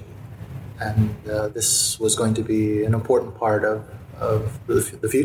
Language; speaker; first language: English; native; English